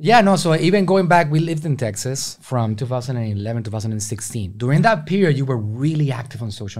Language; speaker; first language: English; native; English